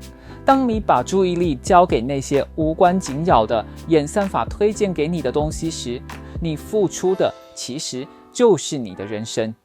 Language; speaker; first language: Chinese; native; Chinese